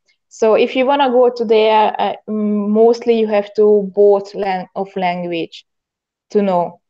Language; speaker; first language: English; non-native, learner; Hungarian